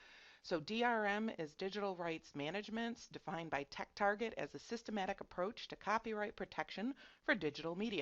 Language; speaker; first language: English; native; English